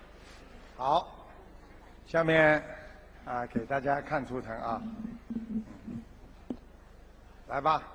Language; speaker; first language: Chinese; native; Chinese